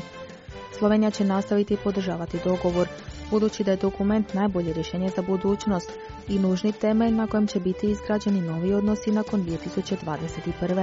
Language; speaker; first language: Croatian; native; Croatian